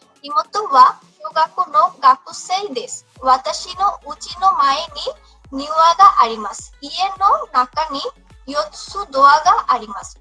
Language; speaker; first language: Japanese; non-native, learner; Bangla